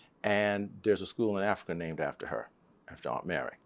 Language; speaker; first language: English; native; English